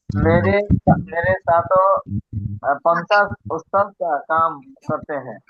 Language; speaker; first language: Hindi; non-native, learner; Bangla